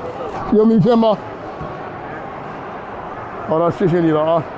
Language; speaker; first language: Chinese; non-native, fluent; English